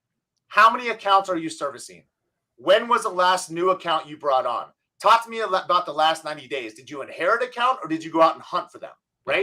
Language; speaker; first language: English; native; English